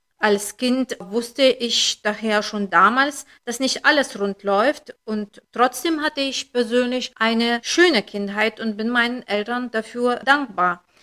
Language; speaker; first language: German; non-native, fluent; Lithuanian